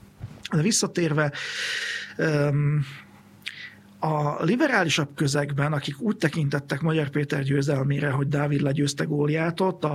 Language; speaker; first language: Hungarian; native; Hungarian